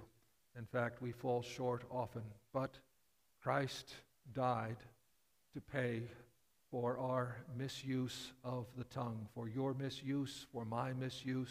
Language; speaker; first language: English; native; English